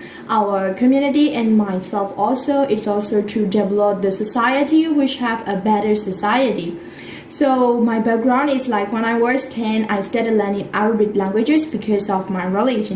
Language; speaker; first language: English; non-native, fluent; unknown